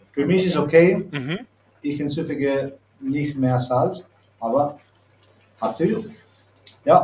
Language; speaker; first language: German; non-native, learner; Spanish